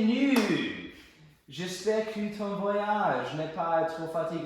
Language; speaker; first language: French; non-native, learner; English